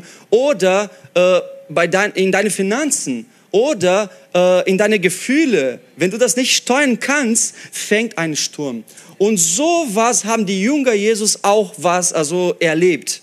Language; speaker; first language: German; non-native, fluent; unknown